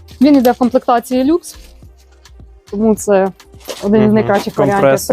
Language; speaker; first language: Ukrainian; native; Ukrainian